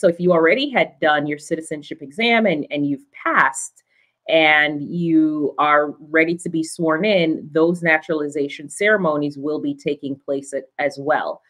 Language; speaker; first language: English; native; English